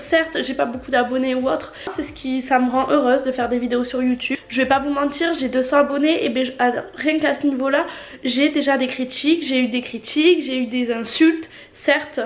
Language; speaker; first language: French; native; French